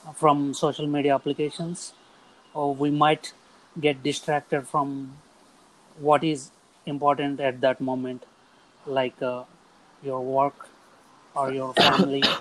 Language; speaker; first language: English; non-native, local second language; Telugu